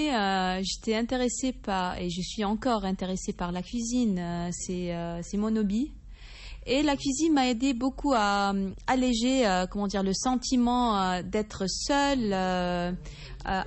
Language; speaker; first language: French; non-native, fluent; Arabic